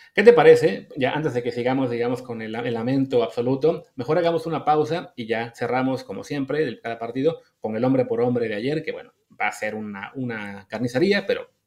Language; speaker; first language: Spanish; native; Spanish